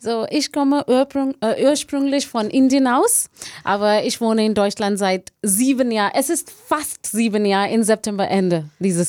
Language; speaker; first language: German; non-native, learner; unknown